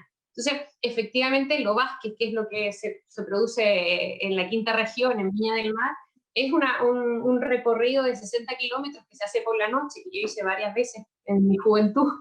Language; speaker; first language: Spanish; native; Spanish